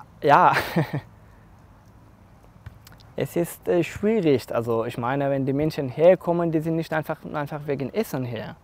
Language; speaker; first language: German; non-native, learner; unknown